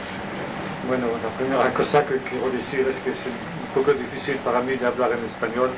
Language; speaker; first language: Spanish; non-native, learner; French